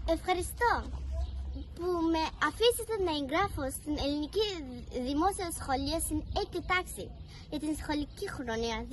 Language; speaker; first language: Greek; early bilingual, other home language; Persian